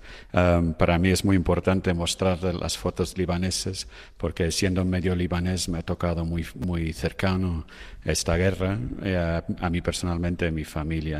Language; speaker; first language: Spanish; non-native, fluent; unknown